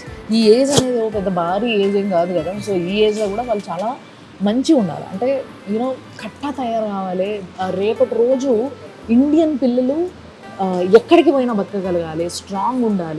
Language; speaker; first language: Telugu; native; Telugu